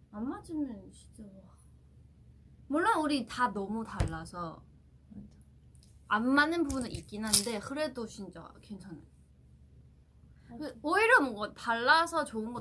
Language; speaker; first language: Korean; non-native, fluent; Thai